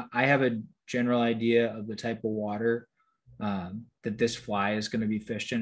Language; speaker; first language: English; native; English